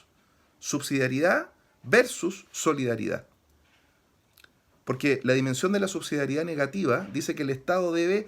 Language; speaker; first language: Spanish; native; Spanish